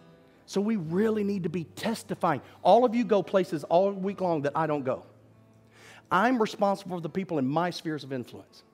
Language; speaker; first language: English; native; English